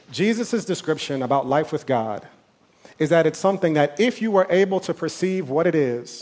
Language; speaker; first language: English; native; English